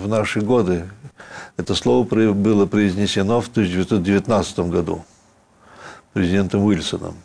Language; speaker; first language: Russian; early bilingual, heritage; Russian